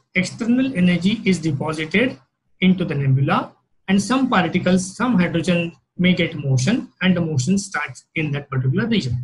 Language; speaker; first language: English; non-native, local second language; Marathi